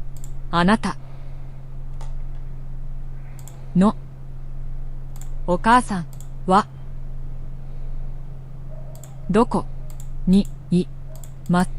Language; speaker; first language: Japanese; non-native, learner; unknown